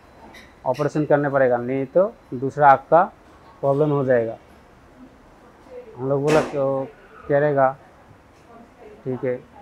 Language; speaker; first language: Hindi; non-native, local second language; Bangla